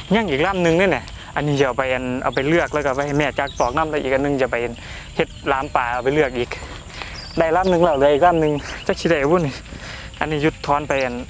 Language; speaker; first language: Thai; native; Thai